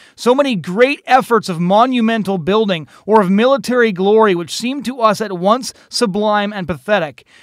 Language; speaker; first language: English; native; English